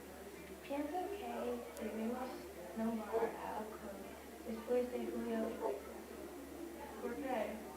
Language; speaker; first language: Spanish; non-native, learner; English